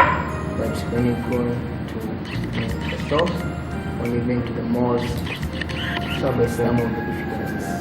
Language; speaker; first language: English; non-native, local second language; Swahili